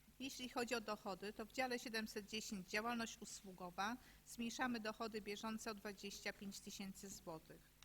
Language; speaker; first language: Polish; native; Polish